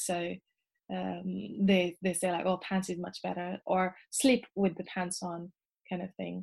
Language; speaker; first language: English; non-native, local second language; Nepali